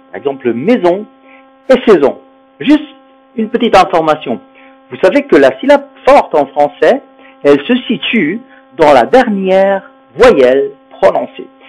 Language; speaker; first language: French; non-native, fluent; Spanish